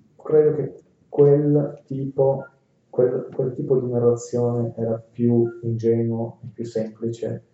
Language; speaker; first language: Italian; non-native, fluent; Russian